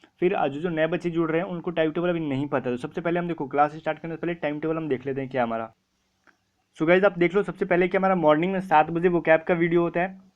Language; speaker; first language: Hindi; native; Hindi